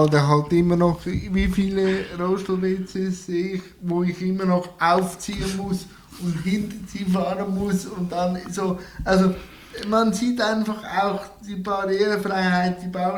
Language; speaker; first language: German; native; German